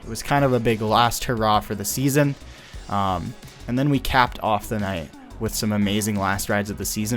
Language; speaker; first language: English; native; English